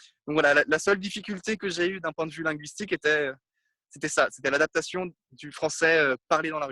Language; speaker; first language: French; non-native, fluent; Italian